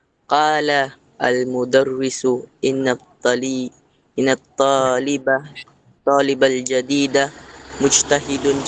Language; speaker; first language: Arabic; non-native, learner; Filipino